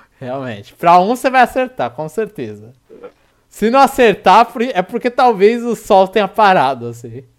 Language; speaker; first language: Portuguese; native; Portuguese